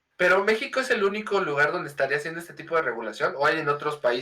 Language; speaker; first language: Spanish; native; Spanish